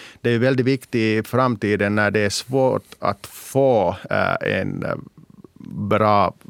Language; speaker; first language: Swedish; non-native, local second language; Finnish